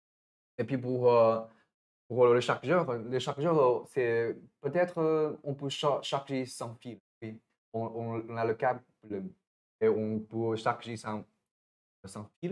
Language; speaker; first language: French; non-native, fluent; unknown